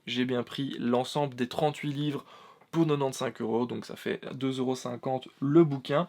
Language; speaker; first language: French; native; French